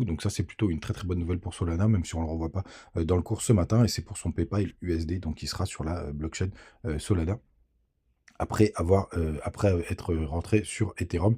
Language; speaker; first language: French; native; French